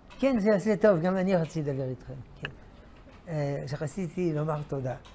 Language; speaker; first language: Hebrew; non-native, fluent; French